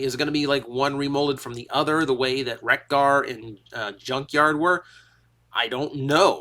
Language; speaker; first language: English; native; English